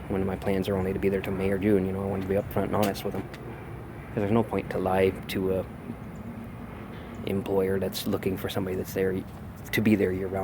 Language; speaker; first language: English; native; English